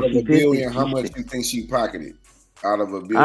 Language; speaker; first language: English; native; English